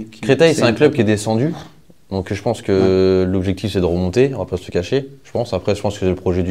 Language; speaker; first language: French; native; French